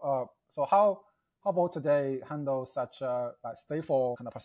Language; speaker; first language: English; non-native, fluent; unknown